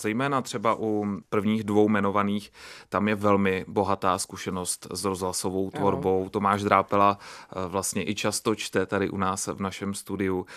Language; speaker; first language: Czech; native; Czech